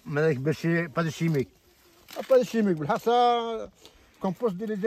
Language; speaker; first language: French; non-native, learner; Arabic